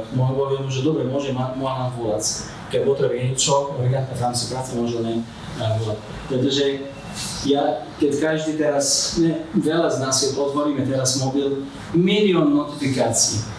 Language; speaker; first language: Slovak; non-native, fluent; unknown